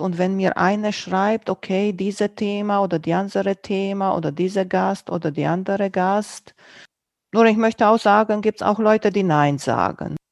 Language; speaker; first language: German; non-native, fluent; Romanian